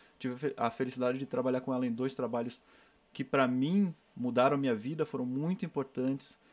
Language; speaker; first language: Portuguese; native; Portuguese